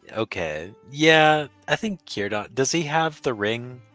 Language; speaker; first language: English; native; English